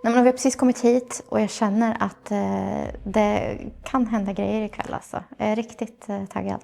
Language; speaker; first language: Swedish; native; Swedish